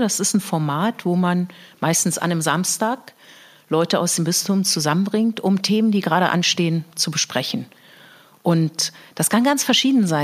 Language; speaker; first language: German; native; German